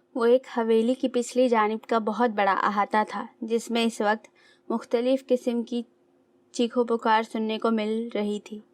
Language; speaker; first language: Urdu; native; Urdu